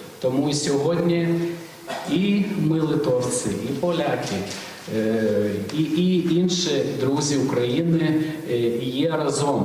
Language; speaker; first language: Ukrainian; non-native, fluent; Lithuanian